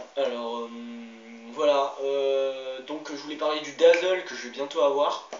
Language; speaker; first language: French; native; French